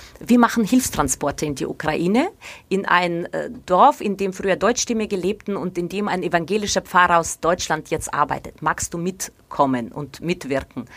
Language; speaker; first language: German; non-native, fluent; Russian